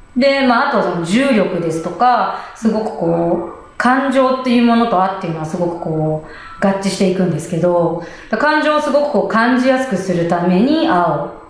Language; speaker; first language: Japanese; native; Japanese